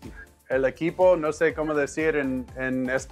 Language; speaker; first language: Spanish; non-native, learner; English